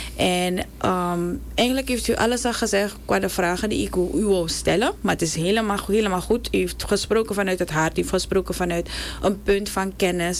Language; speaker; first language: Dutch; native; Dutch